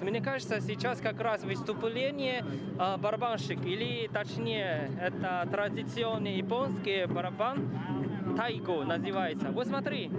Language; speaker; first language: Russian; non-native, fluent; Chinese